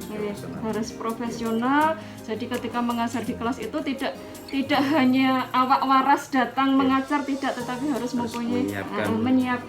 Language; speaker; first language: Indonesian; native; Indonesian